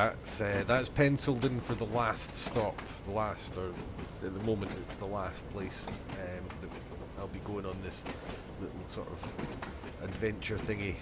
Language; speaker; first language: English; native; English